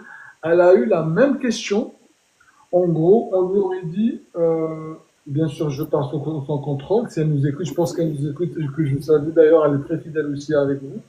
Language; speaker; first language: French; native; French